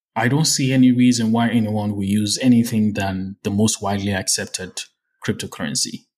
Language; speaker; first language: English; non-native, local second language; Yoruba